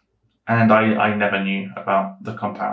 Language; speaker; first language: English; native; English